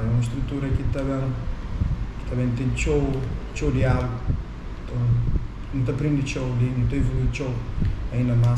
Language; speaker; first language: Portuguese; non-native, local second language; Kabuverdianu